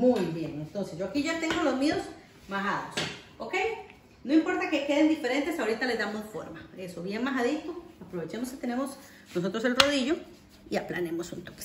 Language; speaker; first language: Spanish; native; Spanish